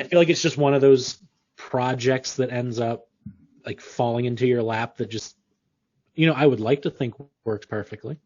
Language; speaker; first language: English; native; English